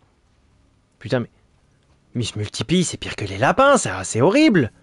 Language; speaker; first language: French; native; French